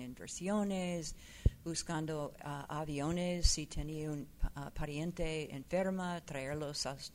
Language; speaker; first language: Spanish; non-native, fluent; English